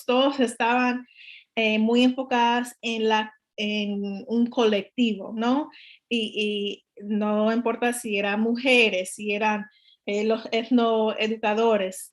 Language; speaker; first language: Spanish; non-native, learner; English